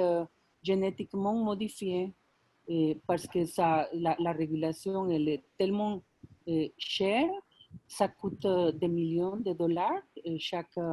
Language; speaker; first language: French; non-native, fluent; Spanish